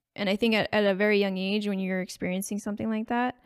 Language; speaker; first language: English; native; English